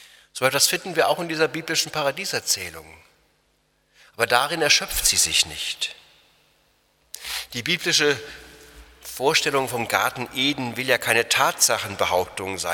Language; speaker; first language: German; native; German